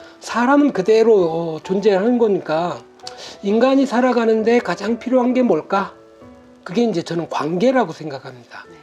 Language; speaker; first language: Korean; native; Korean